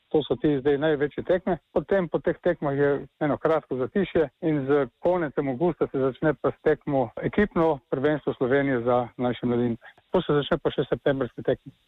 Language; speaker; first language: Slovenian; native; Slovenian